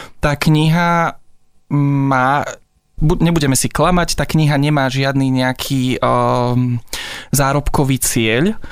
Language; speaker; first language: Slovak; native; Slovak